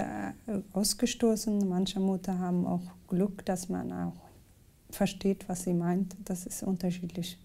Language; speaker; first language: German; non-native, learner; Somali